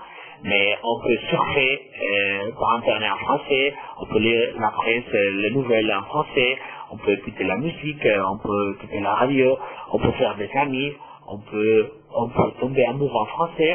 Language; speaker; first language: French; non-native, fluent; Spanish